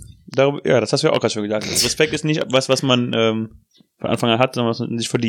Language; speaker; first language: German; native; German